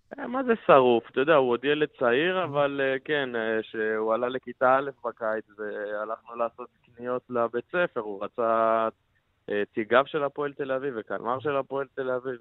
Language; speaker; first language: Hebrew; native; Hebrew